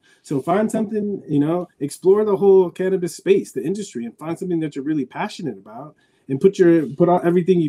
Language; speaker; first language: English; native; English